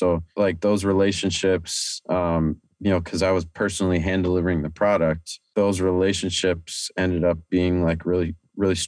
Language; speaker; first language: English; native; English